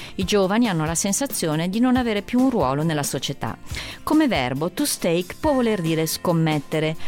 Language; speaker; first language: Italian; native; Italian